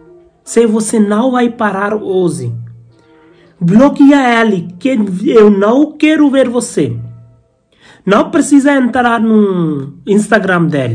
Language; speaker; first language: Portuguese; non-native, learner; Hindi